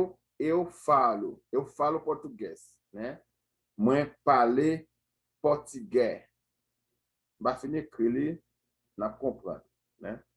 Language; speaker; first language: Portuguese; non-native, fluent; Haitian Creole